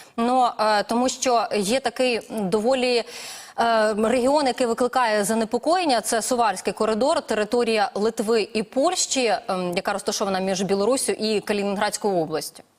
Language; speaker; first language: Ukrainian; native; Ukrainian